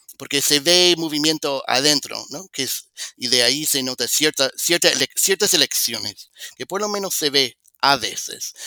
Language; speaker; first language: Spanish; non-native, fluent; English